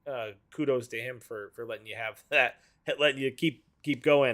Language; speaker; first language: English; native; English